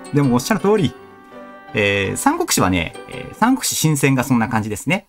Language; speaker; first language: Japanese; native; Japanese